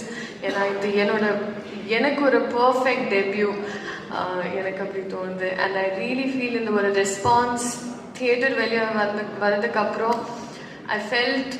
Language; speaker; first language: Tamil; non-native, learner; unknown